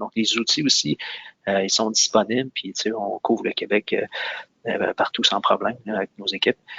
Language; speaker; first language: French; native; French